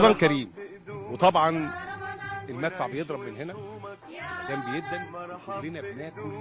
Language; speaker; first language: Arabic; native; Arabic